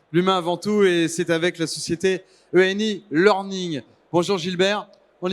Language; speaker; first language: French; native; French